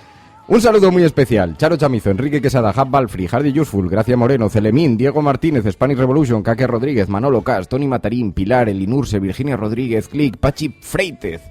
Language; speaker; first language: Spanish; native; Spanish